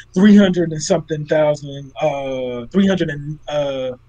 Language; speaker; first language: English; native; English